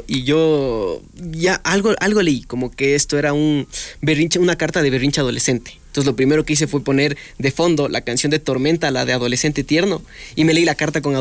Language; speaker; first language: Spanish; native; Spanish